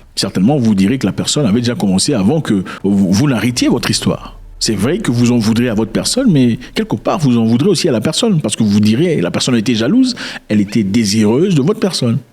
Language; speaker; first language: French; non-native, local second language; Lingala